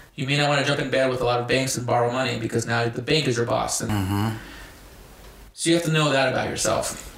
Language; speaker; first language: English; native; English